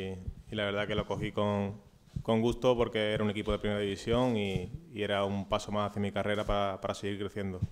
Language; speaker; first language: Spanish; native; Spanish